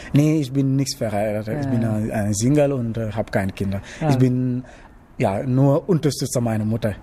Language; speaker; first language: German; non-native, learner; Wolof